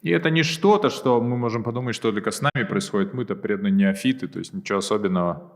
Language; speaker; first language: Russian; native; Russian